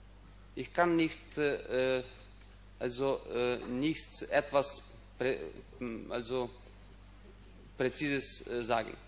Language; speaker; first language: German; non-native, fluent; Ukrainian